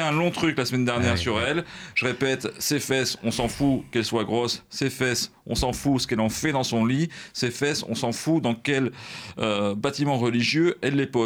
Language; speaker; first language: French; native; French